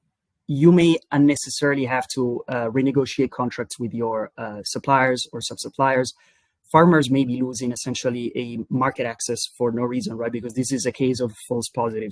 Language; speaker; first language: English; non-native, fluent; Italian